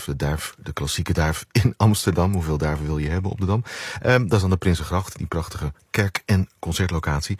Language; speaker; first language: Dutch; native; Dutch